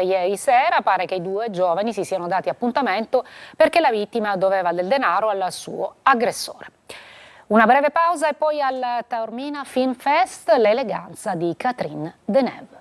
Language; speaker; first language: Italian; native; Italian